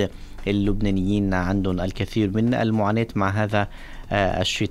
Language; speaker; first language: Arabic; native; Arabic